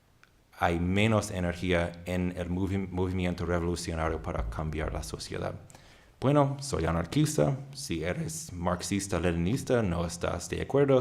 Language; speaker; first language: Spanish; non-native, fluent; English